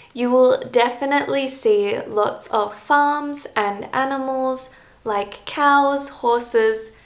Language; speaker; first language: English; native; English